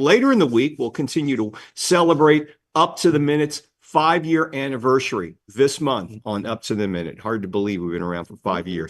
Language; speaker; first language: English; native; English